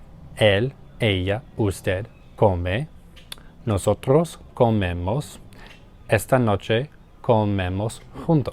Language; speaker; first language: Spanish; non-native, learner; English